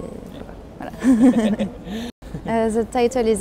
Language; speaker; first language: English; non-native, learner; French